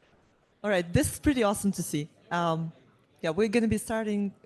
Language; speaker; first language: English; non-native, fluent; Russian